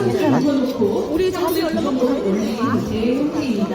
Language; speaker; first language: Korean; native; Korean